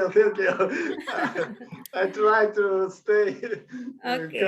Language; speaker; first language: English; non-native, learner; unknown